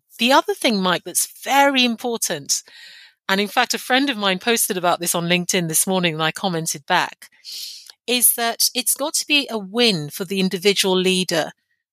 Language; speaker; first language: English; non-native, local second language; Yoruba